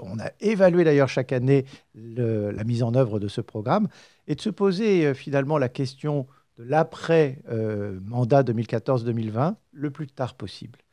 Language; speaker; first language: French; native; French